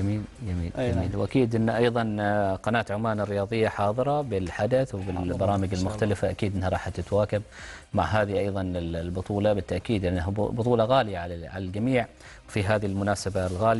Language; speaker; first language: Arabic; native; Arabic